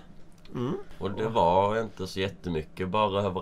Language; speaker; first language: Swedish; native; Swedish